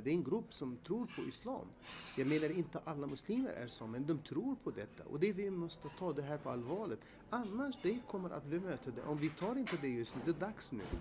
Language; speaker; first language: Swedish; non-native, fluent; Arabic